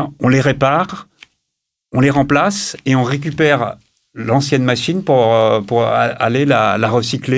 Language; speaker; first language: French; native; French